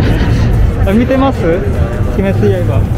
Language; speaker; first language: Japanese; non-native, fluent; Indonesian